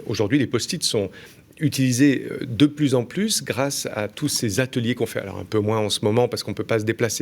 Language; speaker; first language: French; native; French